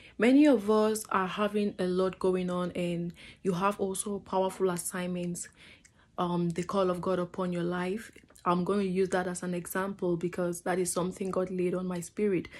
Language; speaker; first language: English; non-native, fluent; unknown